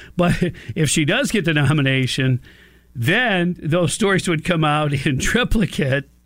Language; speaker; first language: English; native; English